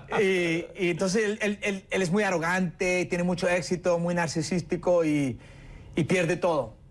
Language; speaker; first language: Spanish; early bilingual, heritage; Spanish